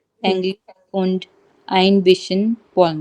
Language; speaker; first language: German; non-native, learner; Hindi